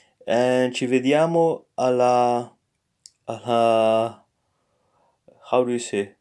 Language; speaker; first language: Italian; non-native, fluent; English